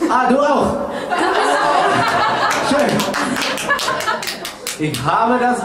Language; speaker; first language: German; non-native, learner; Dutch